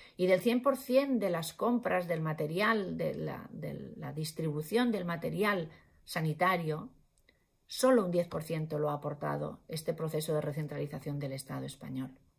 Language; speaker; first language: Spanish; non-native, local second language; Catalan